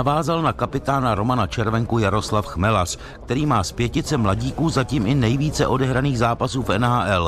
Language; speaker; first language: Czech; native; Czech